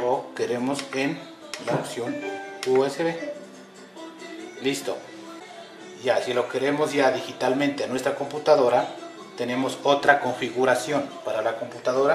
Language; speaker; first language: Spanish; native; Spanish